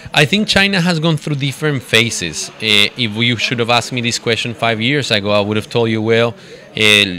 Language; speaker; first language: English; non-native, fluent; Spanish